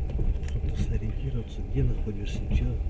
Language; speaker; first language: Russian; native; Russian